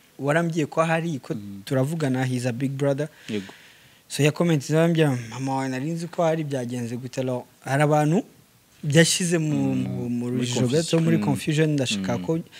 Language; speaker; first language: Kinyarwanda; early bilingual, heritage; Kinyarwanda